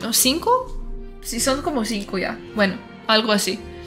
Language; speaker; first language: Spanish; non-native, fluent; Russian